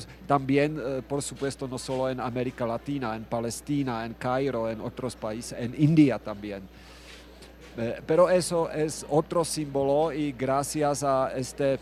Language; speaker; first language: Spanish; non-native, fluent; Czech